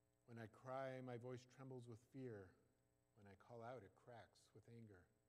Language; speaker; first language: English; native; English